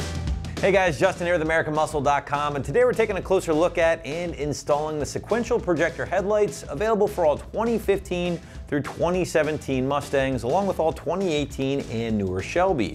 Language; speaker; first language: English; native; English